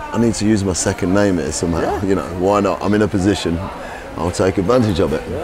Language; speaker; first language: English; native; English